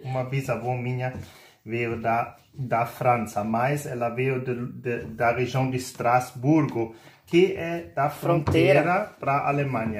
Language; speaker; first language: Portuguese; non-native, fluent; German